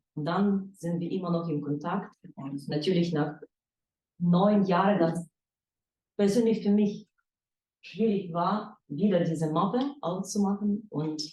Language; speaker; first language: German; non-native, fluent; Ukrainian